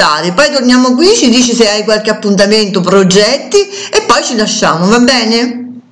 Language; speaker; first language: Italian; native; Italian